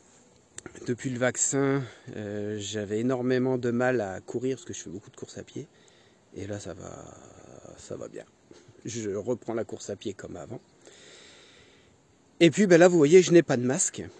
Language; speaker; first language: French; native; French